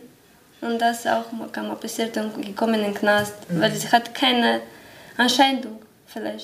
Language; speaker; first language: German; non-native, learner; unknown